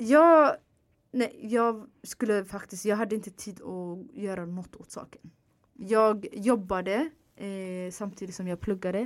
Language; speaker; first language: Swedish; non-native, fluent; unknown